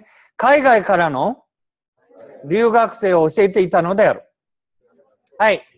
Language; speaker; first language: Japanese; native; Japanese